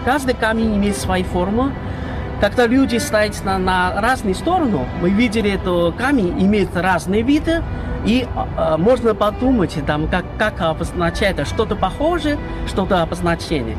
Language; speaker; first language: Russian; non-native, learner; Chinese